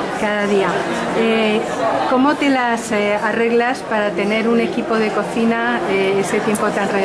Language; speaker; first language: Spanish; native; Spanish